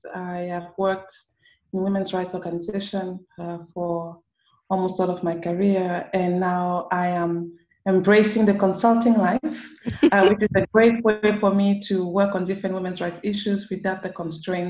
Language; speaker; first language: English; non-native, local second language; French